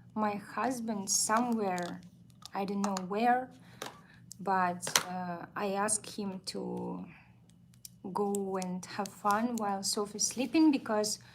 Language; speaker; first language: English; non-native, fluent; Russian